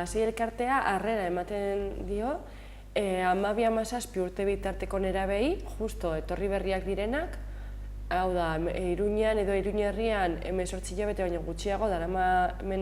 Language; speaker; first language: Basque; native; Basque